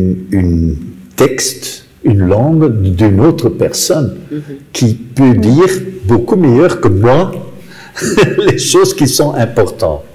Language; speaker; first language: French; non-native, local second language; Dutch